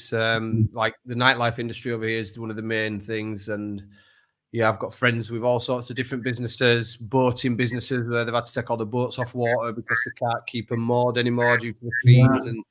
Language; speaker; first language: English; native; English